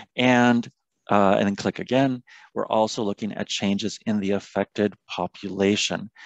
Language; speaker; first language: English; native; English